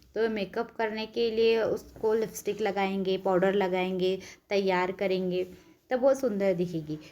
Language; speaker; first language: Hindi; non-native, local second language; Marathi